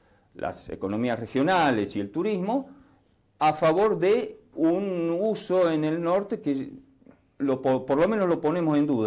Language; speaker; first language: Spanish; native; Spanish